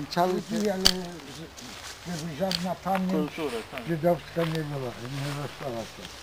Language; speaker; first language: Polish; non-native, local second language; Yiddish